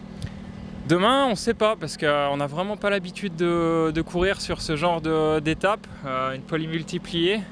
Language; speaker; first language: French; native; French